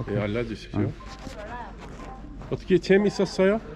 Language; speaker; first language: Korean; non-native, learner; Uzbek